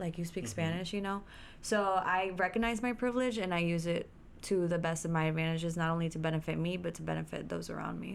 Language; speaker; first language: English; early bilingual, other home language; Spanish